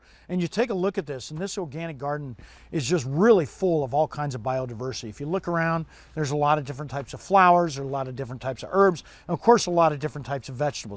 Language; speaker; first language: English; native; English